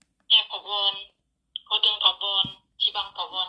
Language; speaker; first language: Korean; non-native, learner; Thai